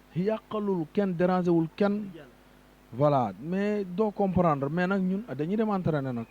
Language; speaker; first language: Wolof; native; Wolof